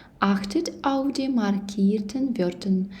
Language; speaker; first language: German; non-native, fluent; Ukrainian